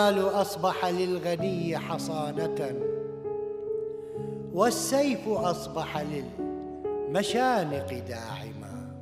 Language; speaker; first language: Arabic; native; Arabic